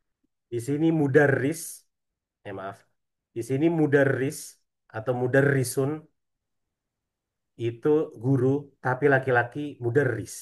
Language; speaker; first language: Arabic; non-native, fluent; Indonesian